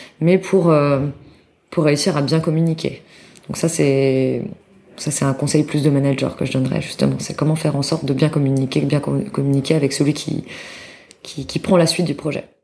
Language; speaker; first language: French; native; French